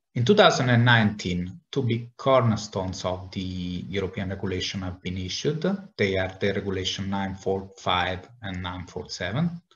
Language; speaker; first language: English; non-native, fluent; Italian